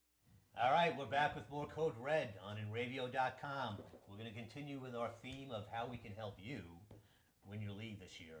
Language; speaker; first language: English; native; English